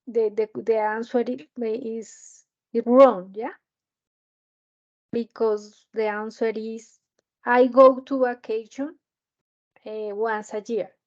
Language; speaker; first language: English; non-native, learner; Spanish